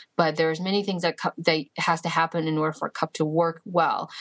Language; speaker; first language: English; early bilingual, other home language; Chinese